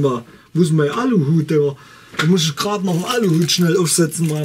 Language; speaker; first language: German; native; German